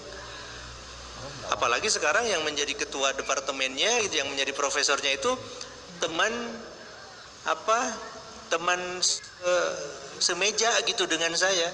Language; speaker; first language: Indonesian; native; Indonesian